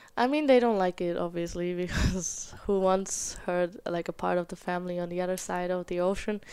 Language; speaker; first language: English; non-native, fluent; German